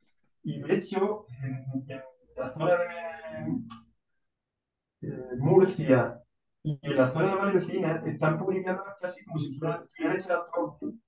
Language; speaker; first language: Spanish; native; Spanish